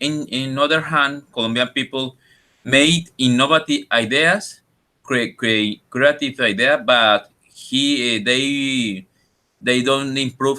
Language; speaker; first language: English; non-native, learner; Spanish